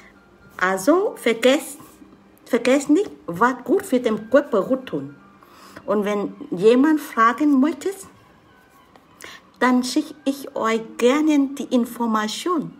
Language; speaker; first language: German; non-native, learner; Vietnamese